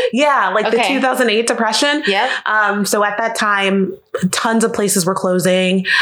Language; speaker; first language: English; native; English